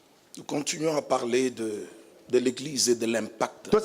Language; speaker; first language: French; non-native, local second language; Lingala